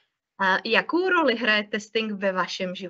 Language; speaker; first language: Czech; native; Czech